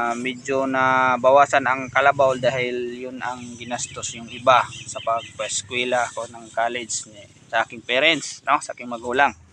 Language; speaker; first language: Filipino; non-native, local second language; Cebuano